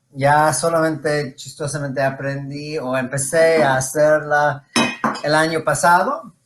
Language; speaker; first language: Spanish; non-native, fluent; English